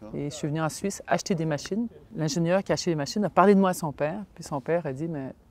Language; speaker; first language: French; native; French